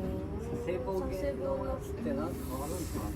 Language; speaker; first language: Japanese; native; Japanese